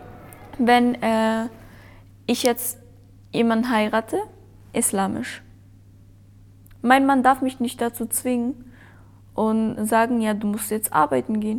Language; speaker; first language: German; early bilingual, other home language; Persian